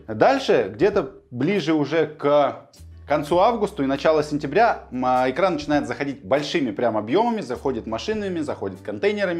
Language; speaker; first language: Russian; native; Russian